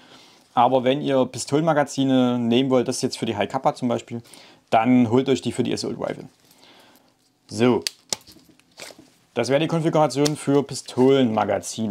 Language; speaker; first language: German; native; German